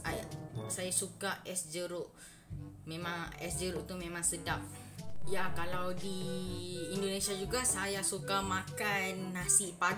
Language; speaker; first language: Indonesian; non-native, learner; Malay